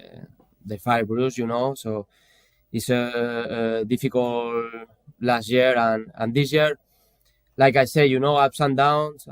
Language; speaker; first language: English; non-native, fluent; Spanish